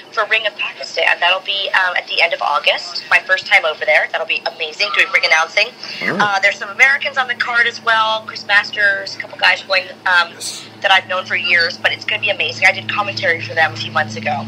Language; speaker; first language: English; native; English